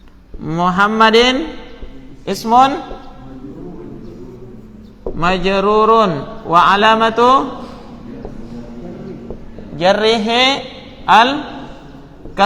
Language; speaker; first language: Arabic; non-native, fluent; Indonesian